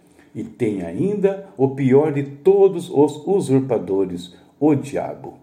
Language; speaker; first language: Portuguese; native; Portuguese